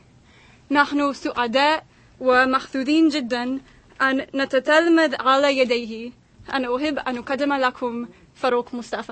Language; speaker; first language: Arabic; non-native, fluent; English